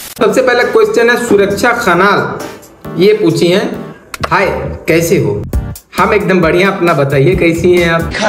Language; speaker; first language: Hindi; native; Hindi